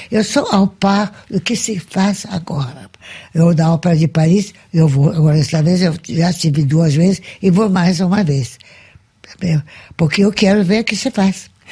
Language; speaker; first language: Portuguese; non-native, fluent; Russian